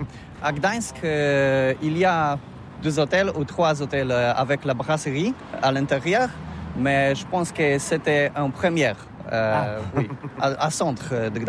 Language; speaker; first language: French; non-native, learner; Polish